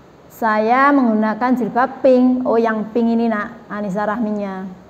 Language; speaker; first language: Indonesian; native; Indonesian